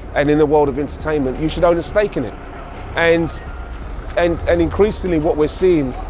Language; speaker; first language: English; native; English